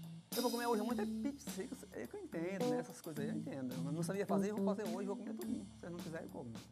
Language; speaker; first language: Portuguese; native; Portuguese